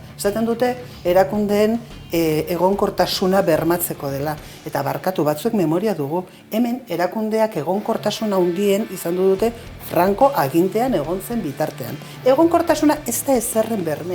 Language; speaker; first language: Basque; native; Basque